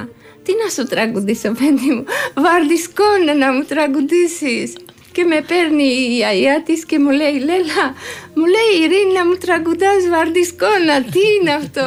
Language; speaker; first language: Greek; non-native, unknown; Georgian